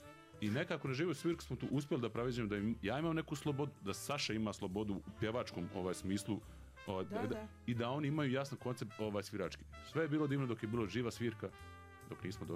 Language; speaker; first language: Serbian; native; Serbian